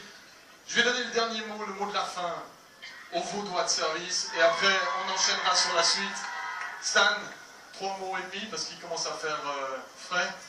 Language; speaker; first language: French; native; French